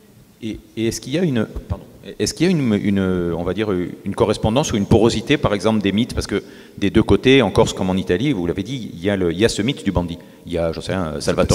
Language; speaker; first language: French; native; French